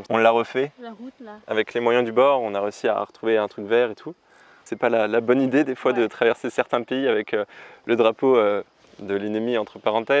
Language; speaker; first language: French; native; French